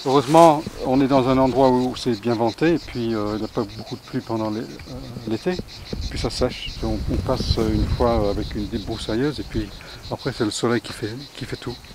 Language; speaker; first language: French; non-native, fluent; English